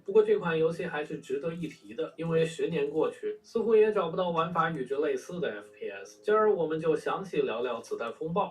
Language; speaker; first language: Chinese; native; Chinese